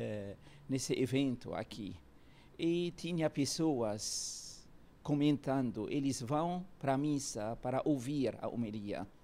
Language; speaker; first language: Portuguese; non-native, fluent; Arabic